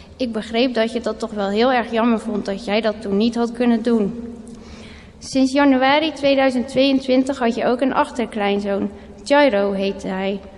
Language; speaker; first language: Dutch; native; Dutch